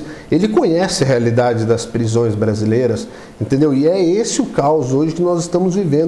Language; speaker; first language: Portuguese; native; Portuguese